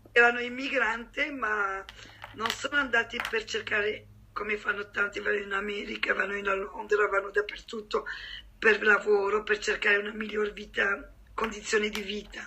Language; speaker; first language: Italian; non-native, fluent; French